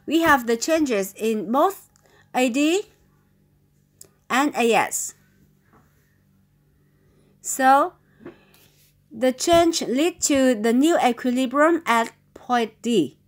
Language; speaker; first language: English; non-native, fluent; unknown